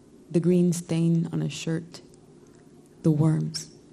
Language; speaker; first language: English; native; English